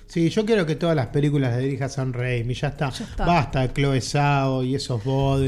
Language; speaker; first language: Spanish; native; Spanish